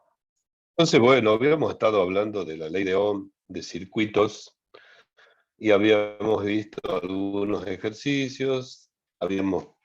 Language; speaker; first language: Spanish; native; Spanish